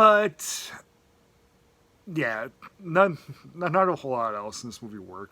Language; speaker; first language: English; native; English